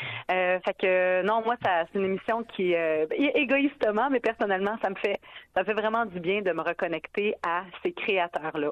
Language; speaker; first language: French; native; French